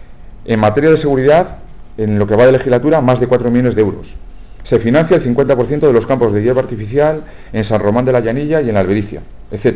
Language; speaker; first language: Spanish; native; Spanish